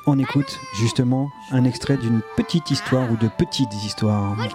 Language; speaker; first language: French; native; French